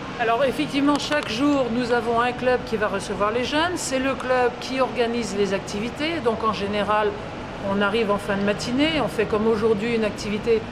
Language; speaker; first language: French; native; French